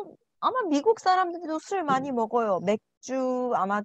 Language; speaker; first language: Korean; non-native, learner; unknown